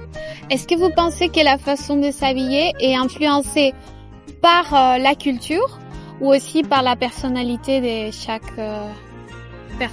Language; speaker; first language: French; non-native, fluent; Spanish